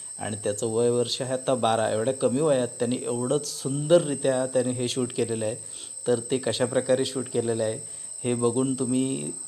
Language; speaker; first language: Marathi; native; Marathi